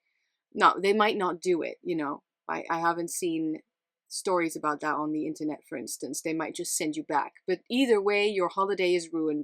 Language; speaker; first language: English; non-native, fluent; Dutch